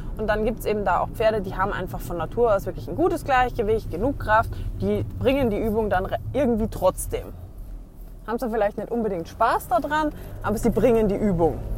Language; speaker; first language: German; native; German